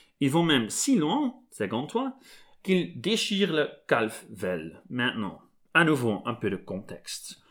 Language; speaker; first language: French; non-native, local second language; Dutch